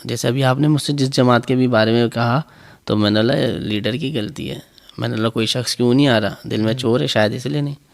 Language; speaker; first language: Urdu; native; Urdu